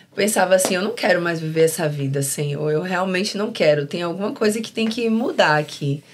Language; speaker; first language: Portuguese; native; Portuguese